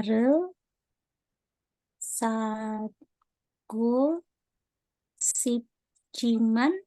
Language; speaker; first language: Korean; non-native, learner; Indonesian